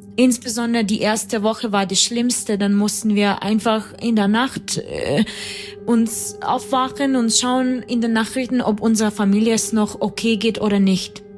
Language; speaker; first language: German; non-native, fluent; Ukrainian